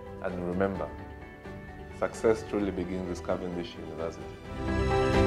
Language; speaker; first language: English; non-native, fluent; Portuguese